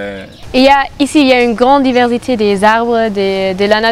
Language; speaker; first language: French; non-native, fluent; German